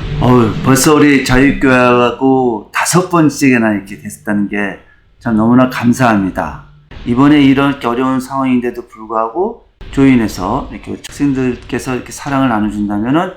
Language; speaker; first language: Korean; native; Korean